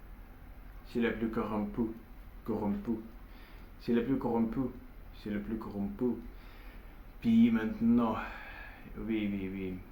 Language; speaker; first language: French; non-native, learner; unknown